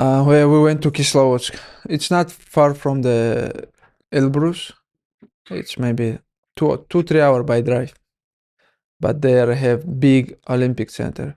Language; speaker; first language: English; non-native, learner; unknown